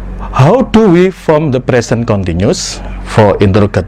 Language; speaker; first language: English; non-native, fluent; Indonesian